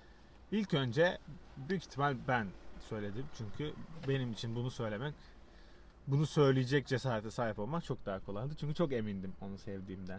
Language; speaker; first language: Turkish; native; Turkish